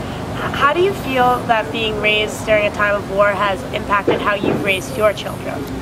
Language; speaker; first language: English; native; English